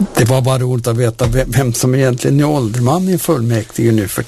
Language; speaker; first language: Swedish; native; Swedish